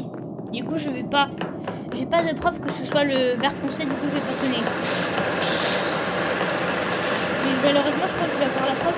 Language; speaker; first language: French; native; French